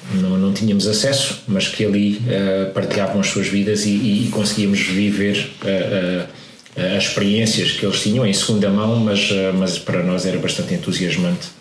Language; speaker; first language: Portuguese; native; Portuguese